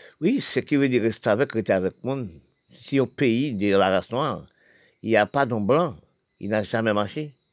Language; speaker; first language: French; non-native, local second language; Haitian Creole